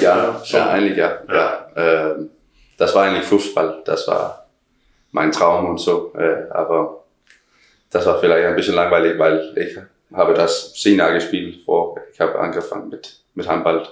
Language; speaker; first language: German; non-native, learner; Danish